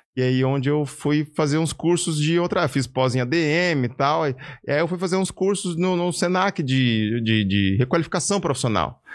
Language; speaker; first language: Portuguese; native; Portuguese